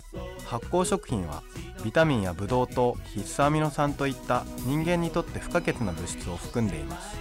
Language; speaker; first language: Japanese; native; Japanese